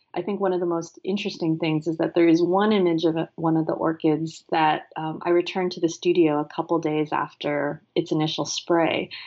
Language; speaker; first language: English; native; English